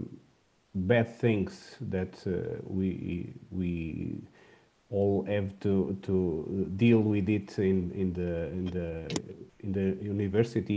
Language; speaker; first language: English; non-native, learner; Portuguese